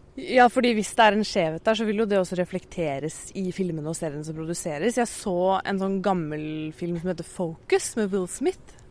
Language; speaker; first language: Norwegian; native; Norwegian